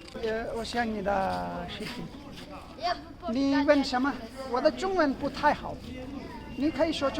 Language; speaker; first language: Chinese; non-native, learner; Hindi